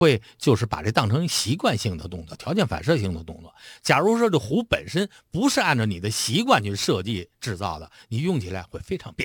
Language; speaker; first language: Chinese; native; Chinese